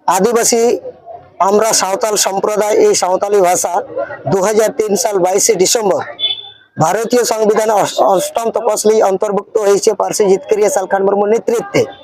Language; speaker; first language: Bangla; non-native, local second language; Santali